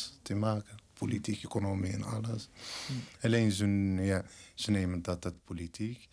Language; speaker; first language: Dutch; non-native, learner; Berber languages